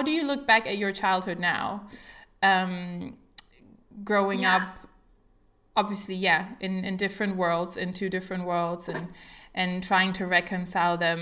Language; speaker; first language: English; non-native, fluent; German